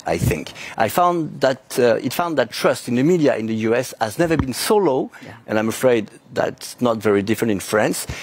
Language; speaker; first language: English; non-native, fluent; French